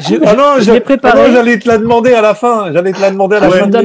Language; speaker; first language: French; native; French